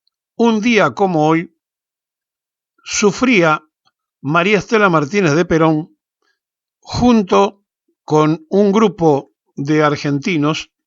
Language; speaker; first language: Spanish; native; Spanish